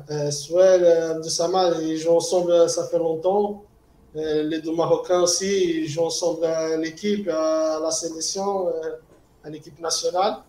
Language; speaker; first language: French; non-native, fluent; Portuguese